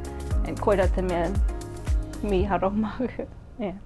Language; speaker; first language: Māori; non-native, local second language; English